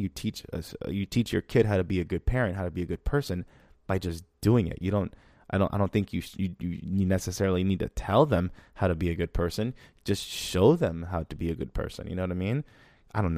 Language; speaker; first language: English; early bilingual, other home language; Spanish